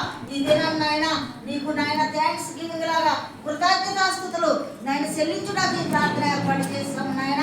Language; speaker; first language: Telugu; native; Telugu